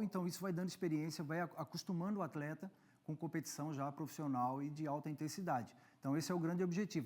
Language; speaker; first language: Portuguese; native; Portuguese